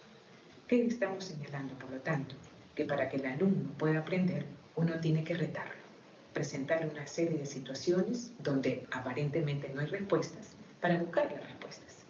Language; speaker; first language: Spanish; native; Spanish